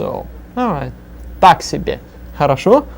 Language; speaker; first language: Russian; non-native, fluent; English